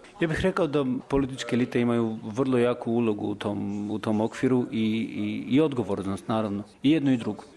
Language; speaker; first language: Serbian; non-native, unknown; Albanian